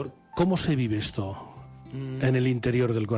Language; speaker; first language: Spanish; non-native, local second language; Catalan